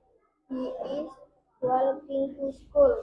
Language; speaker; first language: English; non-native, learner; Indonesian